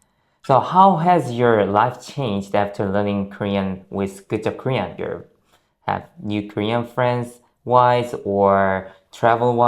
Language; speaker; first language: English; non-native, fluent; Korean